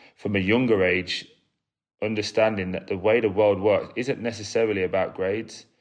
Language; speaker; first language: English; native; English